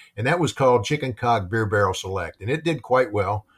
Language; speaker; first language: English; native; English